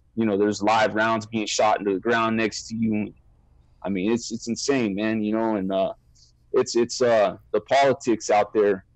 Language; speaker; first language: English; native; English